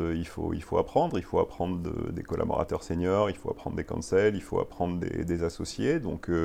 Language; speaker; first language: French; native; French